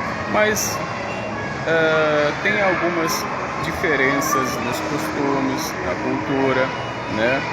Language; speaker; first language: Portuguese; non-native, fluent; Arabic